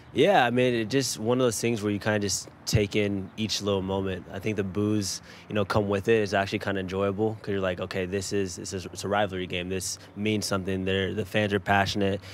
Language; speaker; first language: English; native; English